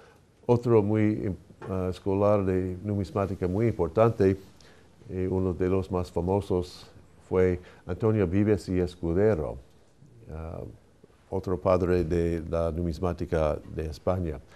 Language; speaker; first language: Spanish; non-native, fluent; English